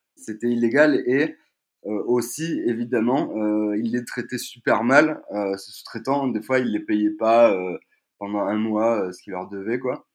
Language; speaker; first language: French; native; French